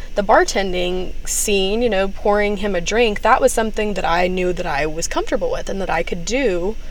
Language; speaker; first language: English; native; English